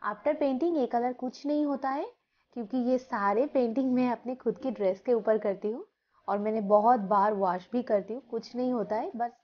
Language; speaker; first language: Hindi; non-native, local second language; Bangla